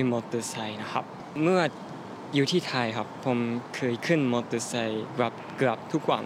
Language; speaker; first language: Thai; non-native, learner; Japanese